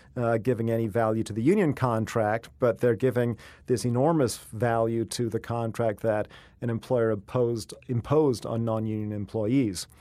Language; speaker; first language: English; native; English